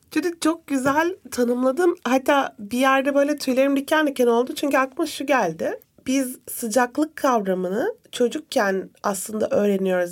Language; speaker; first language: Turkish; native; Turkish